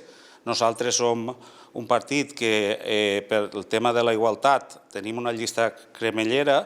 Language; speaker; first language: Catalan; native; Catalan